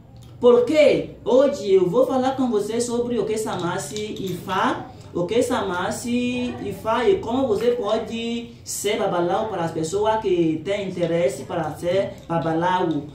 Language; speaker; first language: Portuguese; non-native, local second language; Yoruba